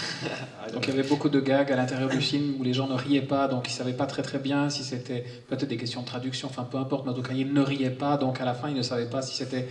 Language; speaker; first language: French; native; French